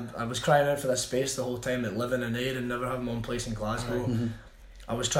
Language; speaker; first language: English; native; English